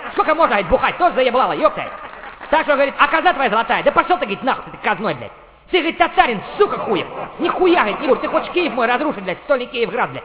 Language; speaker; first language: Russian; native; Russian